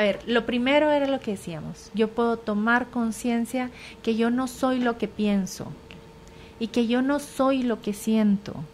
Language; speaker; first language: Spanish; native; Spanish